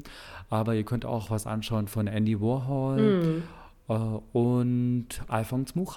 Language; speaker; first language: German; native; German